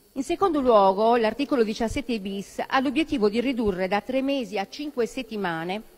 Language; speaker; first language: Italian; native; Italian